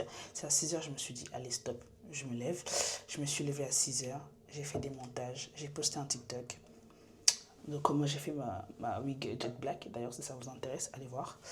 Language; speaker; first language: French; native; French